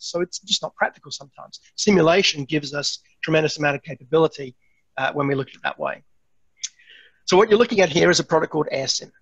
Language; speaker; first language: English; native; English